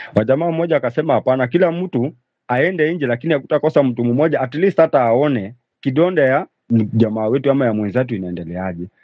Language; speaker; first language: Swahili; native; Swahili